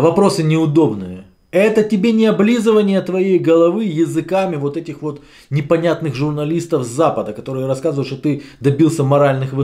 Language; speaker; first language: Russian; native; Russian